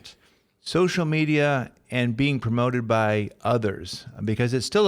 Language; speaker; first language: English; native; English